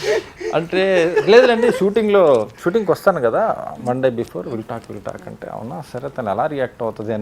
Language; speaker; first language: Telugu; native; Telugu